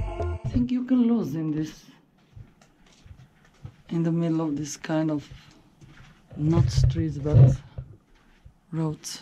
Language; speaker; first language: English; non-native, fluent; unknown